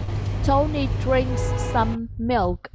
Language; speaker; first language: English; non-native, fluent; Vietnamese